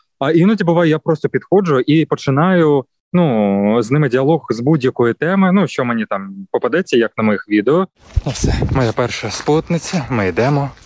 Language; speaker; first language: Ukrainian; non-native, local second language; Russian